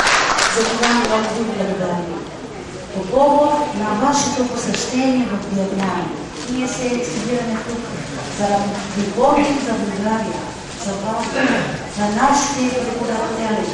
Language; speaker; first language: Bulgarian; non-native, fluent; Vietnamese